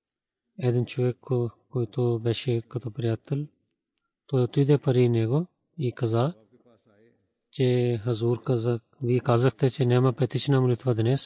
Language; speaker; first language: Bulgarian; non-native, learner; Urdu